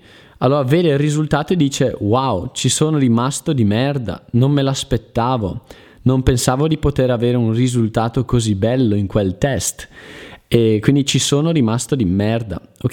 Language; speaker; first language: Italian; native; Italian